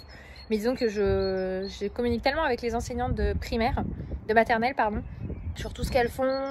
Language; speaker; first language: French; native; French